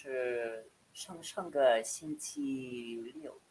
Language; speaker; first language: Chinese; non-native, learner; English